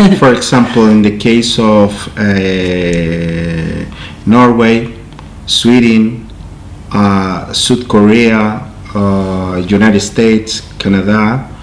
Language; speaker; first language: English; non-native, learner; Spanish